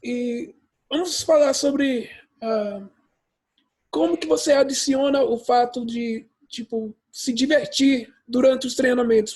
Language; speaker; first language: Portuguese; early bilingual, heritage; English